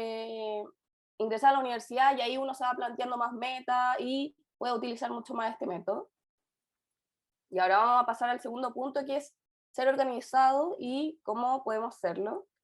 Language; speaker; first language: Spanish; native; Spanish